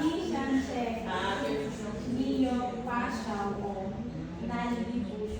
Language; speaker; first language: Chinese; non-native, learner; Filipino